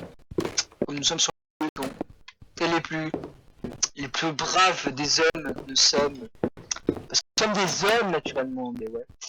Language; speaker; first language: French; native; French